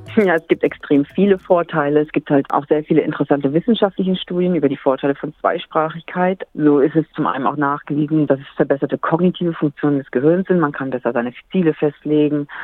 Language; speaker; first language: German; native; German